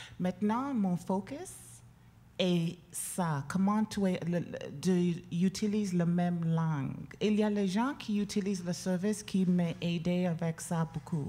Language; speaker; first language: French; non-native, learner; English